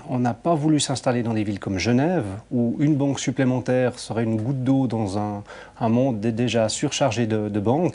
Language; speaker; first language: French; native; French